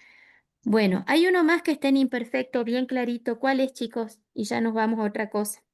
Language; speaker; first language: Spanish; native; Spanish